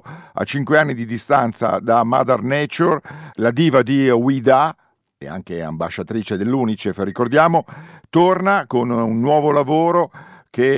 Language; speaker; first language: Italian; native; Italian